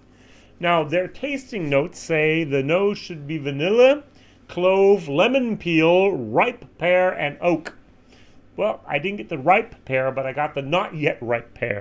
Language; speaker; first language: English; native; English